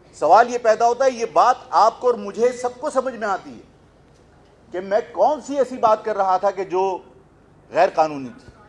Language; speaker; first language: Urdu; native; Urdu